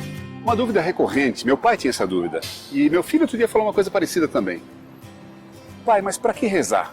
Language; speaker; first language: Portuguese; native; Portuguese